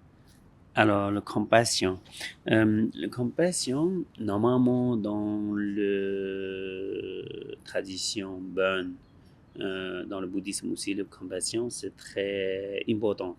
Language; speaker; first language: French; non-native, learner; Tibetan